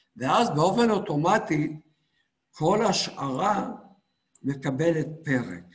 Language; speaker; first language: Hebrew; native; Hebrew